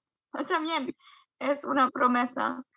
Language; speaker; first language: Spanish; non-native, fluent; German